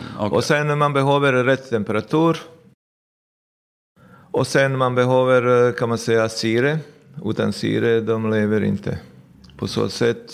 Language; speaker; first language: Swedish; non-native, fluent; Bosnian